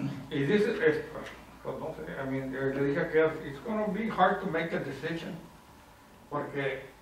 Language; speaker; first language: Spanish; early bilingual, heritage; Spanish